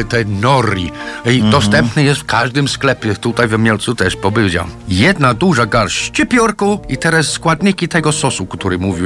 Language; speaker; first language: Polish; non-native, learner; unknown